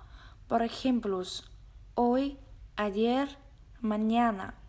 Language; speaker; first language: Spanish; non-native, learner; Vietnamese